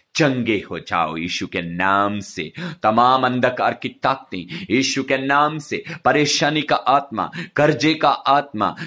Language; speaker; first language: Hindi; non-native, local second language; Punjabi